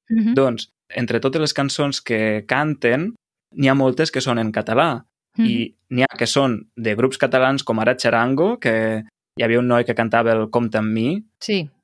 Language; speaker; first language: Catalan; native; Catalan